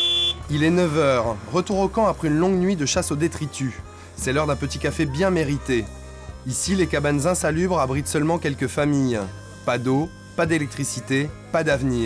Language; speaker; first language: French; native; French